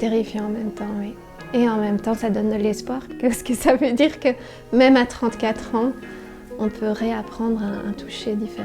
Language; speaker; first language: French; native; French